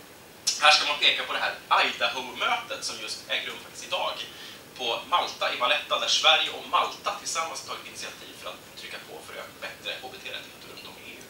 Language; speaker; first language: Swedish; native; Swedish